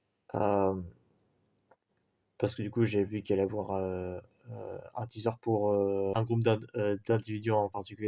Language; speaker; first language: French; native; French